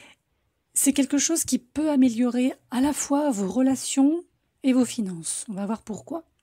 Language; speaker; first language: French; native; French